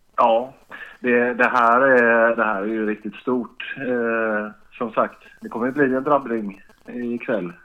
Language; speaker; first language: Swedish; native; Swedish